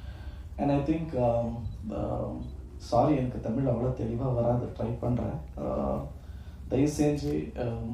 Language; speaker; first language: Tamil; non-native, learner; Kannada